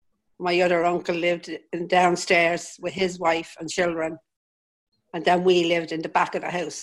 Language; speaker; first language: English; native; English